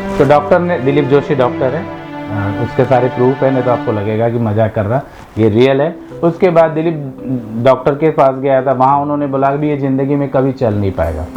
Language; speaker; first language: Hindi; non-native, local second language; Malayalam